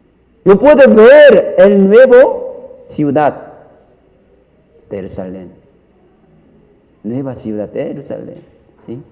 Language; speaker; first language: Spanish; non-native, learner; Korean